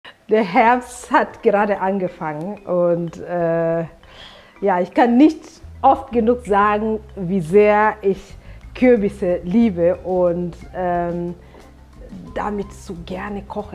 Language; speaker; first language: German; non-native, fluent; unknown